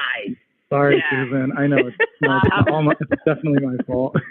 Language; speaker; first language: English; native; English